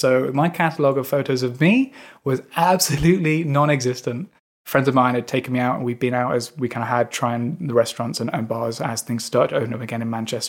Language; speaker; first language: English; native; English